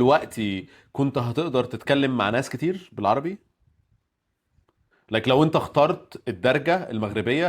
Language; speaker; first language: Arabic; native; Arabic